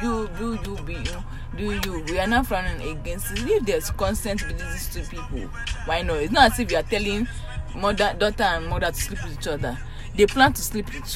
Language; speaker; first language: English; non-native, local second language; Yoruba